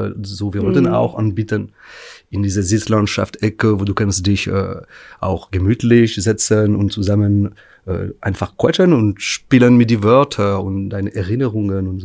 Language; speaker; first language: German; non-native, fluent; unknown